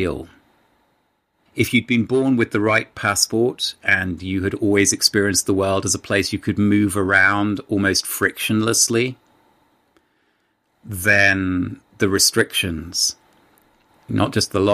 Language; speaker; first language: English; native; English